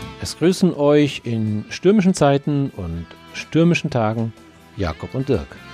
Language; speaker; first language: German; native; German